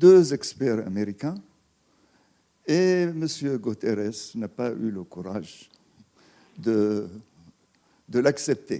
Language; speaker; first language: French; non-native, fluent; Arabic